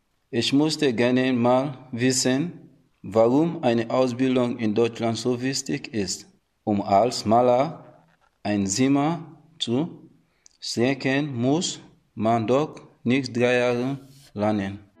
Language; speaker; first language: German; non-native, learner; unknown